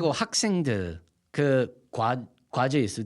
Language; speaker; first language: Korean; non-native, fluent; English